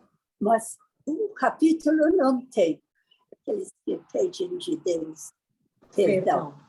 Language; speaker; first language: Portuguese; non-native, learner; Persian